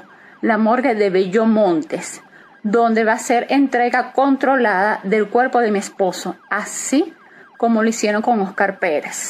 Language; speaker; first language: Spanish; native; Spanish